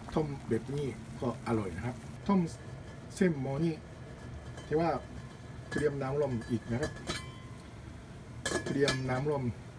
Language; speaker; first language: Thai; non-native, learner; Japanese